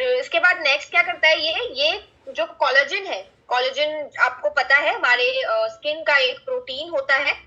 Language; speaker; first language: Hindi; native; Hindi